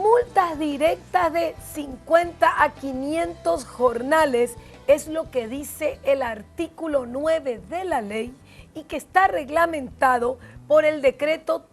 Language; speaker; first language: Spanish; native; Spanish